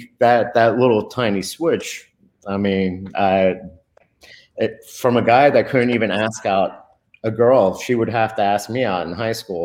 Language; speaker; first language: English; early bilingual, other home language; Spanish